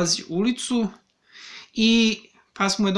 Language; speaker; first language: Serbian; native; Serbian